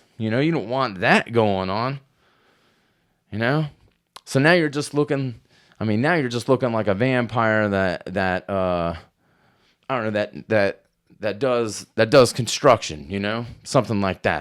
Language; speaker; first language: English; native; English